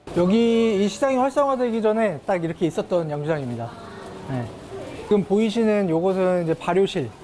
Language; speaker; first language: Korean; native; Korean